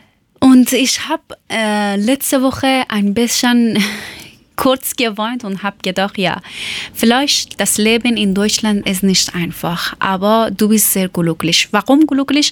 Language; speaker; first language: German; non-native, learner; Persian